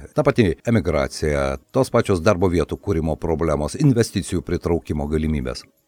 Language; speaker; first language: Lithuanian; native; Lithuanian